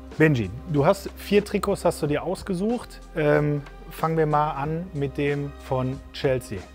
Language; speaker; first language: German; native; German